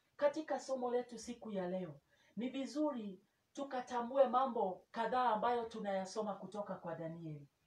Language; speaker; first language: Swahili; non-native, local second language; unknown